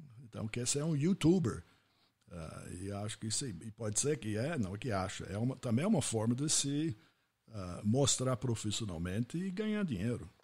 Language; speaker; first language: Portuguese; non-native, fluent; English